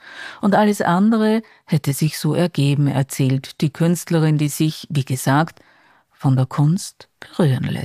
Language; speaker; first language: German; native; German